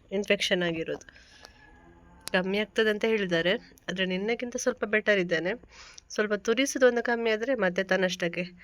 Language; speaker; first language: Kannada; non-native, local second language; Tulu